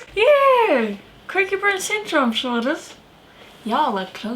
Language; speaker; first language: English; native; English